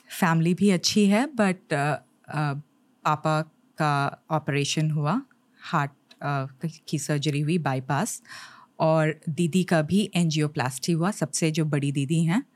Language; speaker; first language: Hindi; native; Hindi